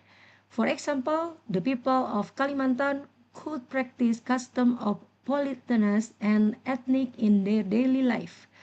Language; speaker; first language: English; non-native, learner; Indonesian